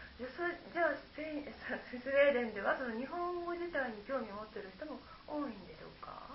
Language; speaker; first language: Japanese; native; Japanese